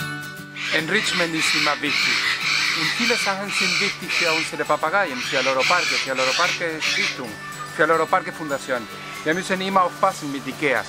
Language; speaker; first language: German; non-native, learner; Spanish